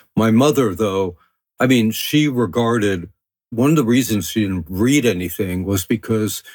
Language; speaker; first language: English; early bilingual, other home language; French